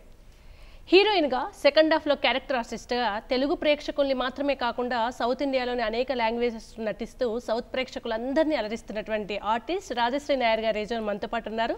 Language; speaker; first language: Telugu; native; Telugu